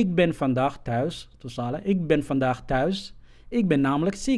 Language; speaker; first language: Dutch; non-native, fluent; Somali